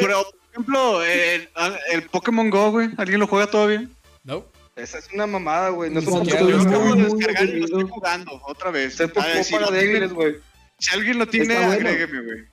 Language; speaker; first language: Spanish; native; Spanish